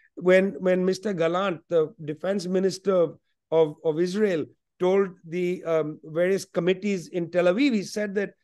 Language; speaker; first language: English; non-native, local second language; Punjabi